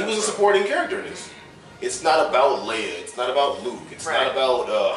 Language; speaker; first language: English; native; English